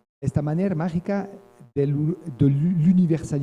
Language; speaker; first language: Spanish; non-native, learner; French